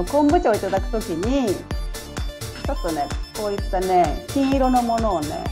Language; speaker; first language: Japanese; native; Japanese